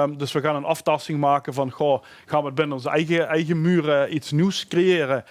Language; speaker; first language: Dutch; native; Dutch